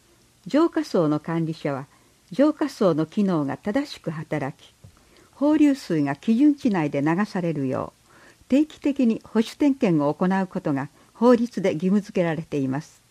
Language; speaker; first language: Japanese; native; Japanese